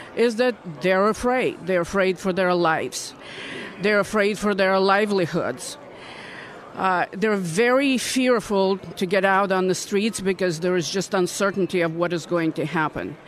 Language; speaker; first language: English; non-native, fluent; Russian